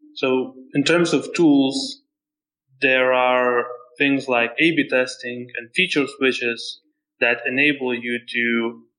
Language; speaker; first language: English; non-native, fluent; Lithuanian